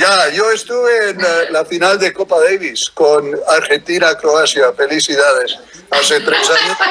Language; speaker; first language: Spanish; non-native, fluent; English